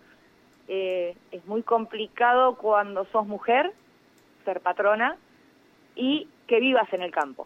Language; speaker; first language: Spanish; native; Spanish